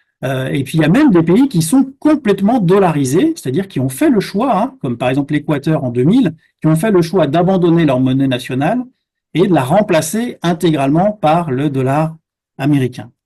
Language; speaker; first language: French; native; French